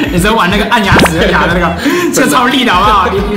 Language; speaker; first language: Chinese; native; Chinese